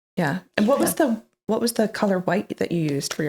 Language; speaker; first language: English; native; English